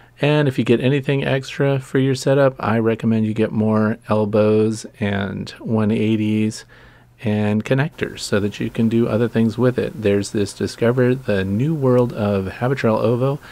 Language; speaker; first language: English; native; English